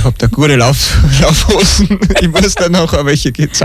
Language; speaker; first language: German; native; German